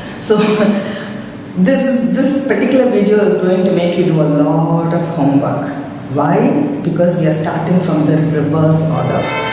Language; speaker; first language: English; non-native, local second language; Tamil